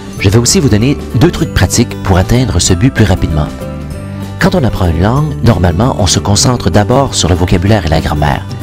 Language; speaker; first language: French; native; French